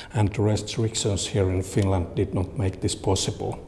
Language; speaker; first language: English; non-native, fluent; Finnish